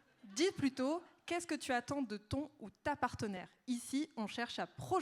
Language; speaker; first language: French; native; French